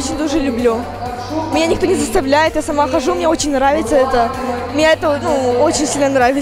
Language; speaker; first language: Ukrainian; non-native, local second language; Russian